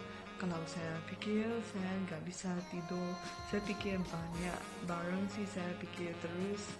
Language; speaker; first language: Indonesian; non-native, fluent; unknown